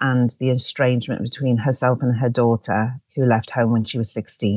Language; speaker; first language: English; native; English